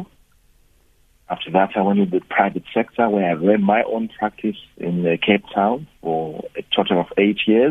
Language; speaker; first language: English; non-native, local second language; Shona